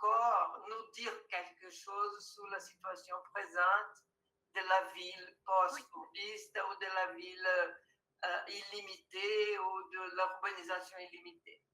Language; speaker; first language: French; non-native, fluent; Portuguese